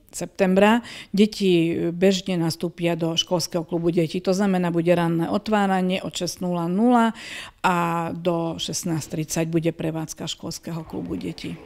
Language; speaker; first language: Slovak; native; Slovak